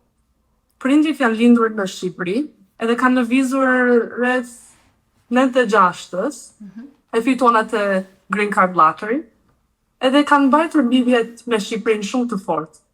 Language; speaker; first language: Albanian; early bilingual, heritage; Albanian